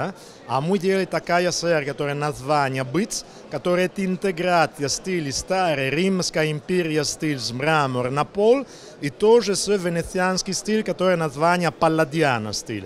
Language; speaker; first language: Russian; non-native, learner; Italian